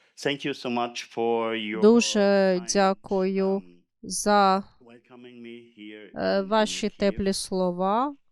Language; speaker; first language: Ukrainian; non-native, learner; German